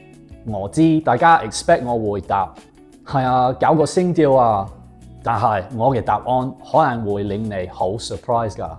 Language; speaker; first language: Cantonese; non-native, fluent; English